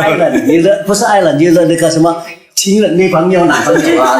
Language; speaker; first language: Chinese; early bilingual, heritage; Chinese